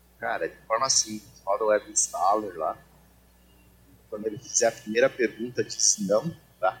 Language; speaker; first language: Portuguese; native; Portuguese